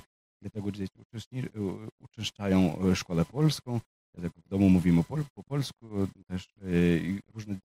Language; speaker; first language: Polish; early bilingual, heritage; Polish